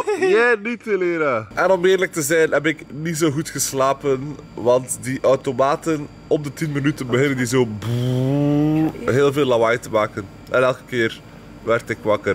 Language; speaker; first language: Dutch; native; Dutch